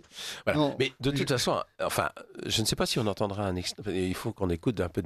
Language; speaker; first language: French; native; French